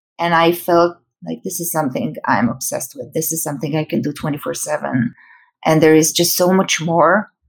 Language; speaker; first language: English; non-native, fluent; Hebrew